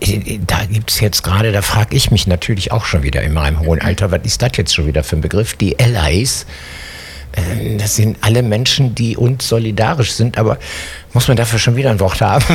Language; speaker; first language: German; native; German